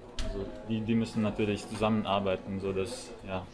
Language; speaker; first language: German; non-native, fluent; Latvian